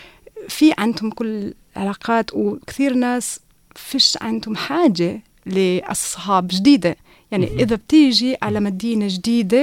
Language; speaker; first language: Arabic; non-native, fluent; German